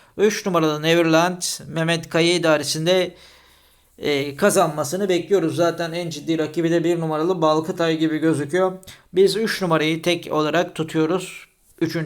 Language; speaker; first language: Turkish; native; Turkish